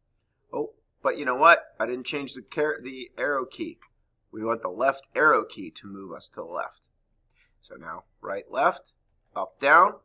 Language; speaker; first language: English; native; English